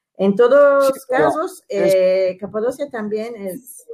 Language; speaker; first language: Spanish; non-native, fluent; Italian